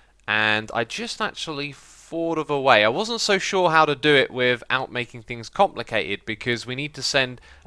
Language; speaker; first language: English; native; English